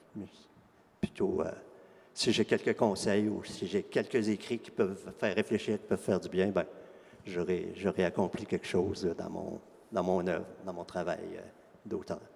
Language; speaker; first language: French; native; French